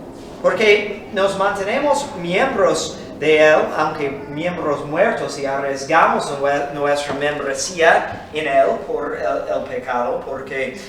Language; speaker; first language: Spanish; non-native, fluent; English